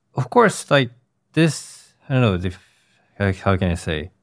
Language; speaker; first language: English; non-native, fluent; Japanese